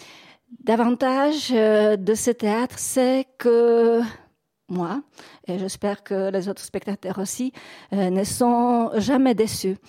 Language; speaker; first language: French; non-native, fluent; Czech